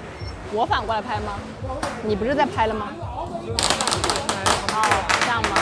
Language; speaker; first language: Chinese; non-native, fluent; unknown